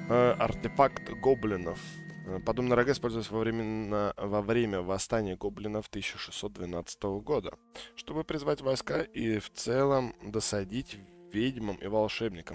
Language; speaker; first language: Russian; native; Russian